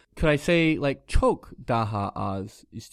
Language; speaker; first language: Turkish; non-native, learner; English